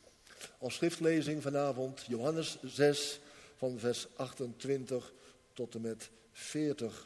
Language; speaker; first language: Dutch; native; Dutch